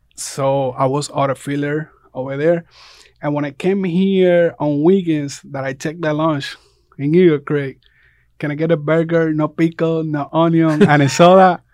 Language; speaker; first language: English; non-native, fluent; Spanish